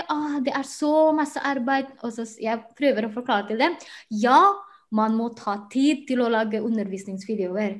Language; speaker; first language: Norwegian; non-native, fluent; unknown